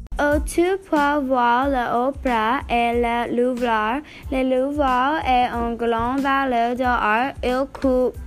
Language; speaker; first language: French; non-native, learner; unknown